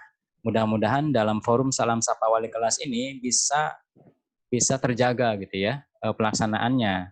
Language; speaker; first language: Indonesian; native; Indonesian